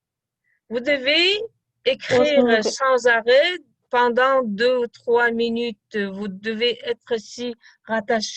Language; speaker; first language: French; non-native, fluent; Kazakh